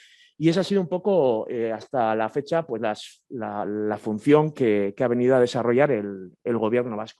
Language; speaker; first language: Spanish; native; Spanish